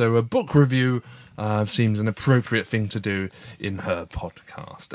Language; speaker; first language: English; native; English